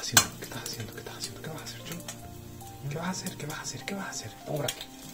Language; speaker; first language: Spanish; native; Spanish